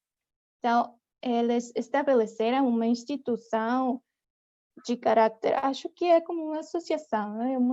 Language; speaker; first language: Portuguese; non-native, fluent; Spanish